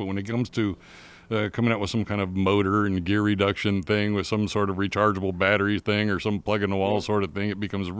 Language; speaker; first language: English; native; English